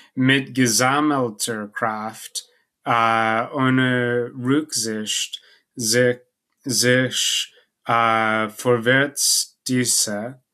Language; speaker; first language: German; non-native, learner; English